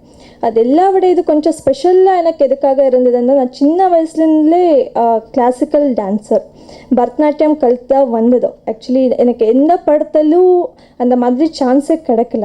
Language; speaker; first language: Tamil; non-native, learner; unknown